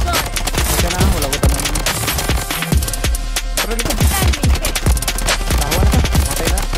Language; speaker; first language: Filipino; non-native, local second language; Cebuano